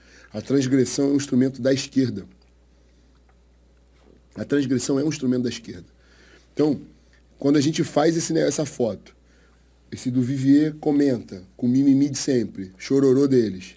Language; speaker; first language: Portuguese; native; Portuguese